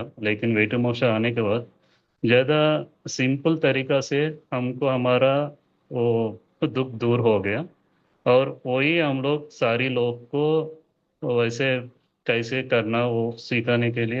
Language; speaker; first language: Hindi; non-native, local second language; Telugu